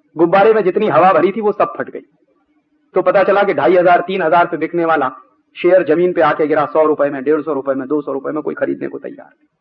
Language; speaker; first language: Hindi; native; Hindi